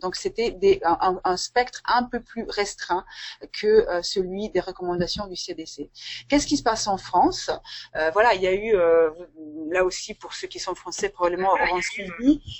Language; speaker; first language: French; native; French